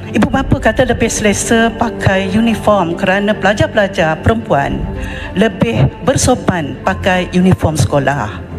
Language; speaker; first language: Malay; native; Malay